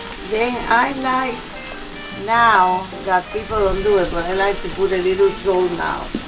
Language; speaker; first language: English; non-native, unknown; Spanish